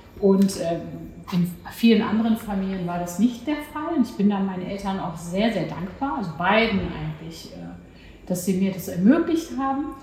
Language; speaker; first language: German; early bilingual, other home language; Turkish